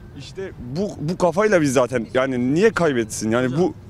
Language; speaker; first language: Turkish; native; Turkish